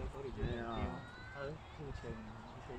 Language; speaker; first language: Chinese; native; Chinese